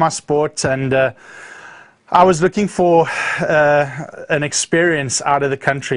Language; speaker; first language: English; native; English